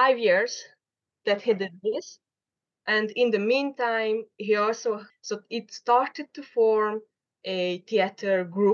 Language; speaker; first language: English; non-native, fluent; Hungarian